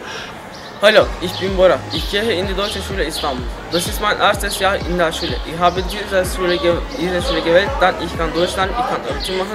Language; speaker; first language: German; non-native, learner; Turkish